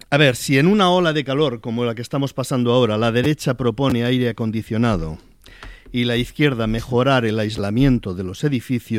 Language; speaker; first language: Spanish; native; Spanish